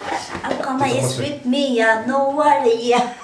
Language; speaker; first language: English; non-native, learner; Tibetan